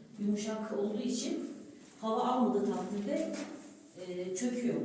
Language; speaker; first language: Turkish; native; Turkish